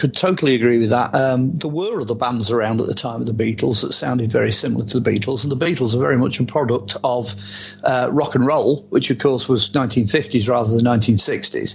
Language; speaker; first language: English; native; English